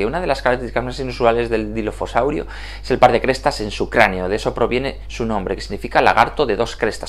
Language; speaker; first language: Spanish; native; Spanish